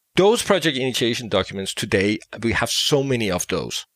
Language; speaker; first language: English; non-native, fluent; Danish